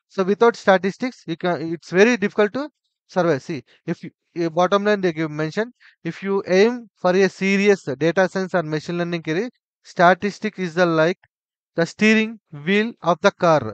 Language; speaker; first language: English; non-native, local second language; Telugu